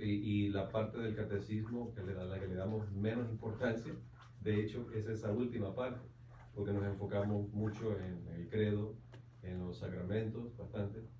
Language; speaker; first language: Spanish; native; Spanish